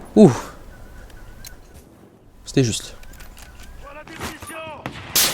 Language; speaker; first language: French; native; French